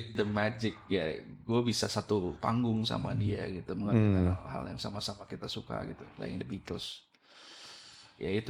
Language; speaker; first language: Indonesian; native; Indonesian